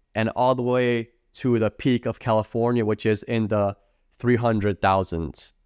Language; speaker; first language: English; native; English